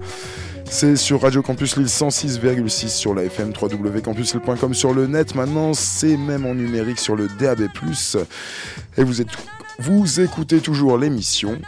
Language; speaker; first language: French; native; French